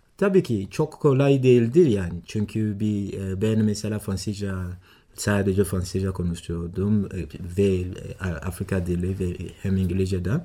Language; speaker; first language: Turkish; non-native, learner; Swahili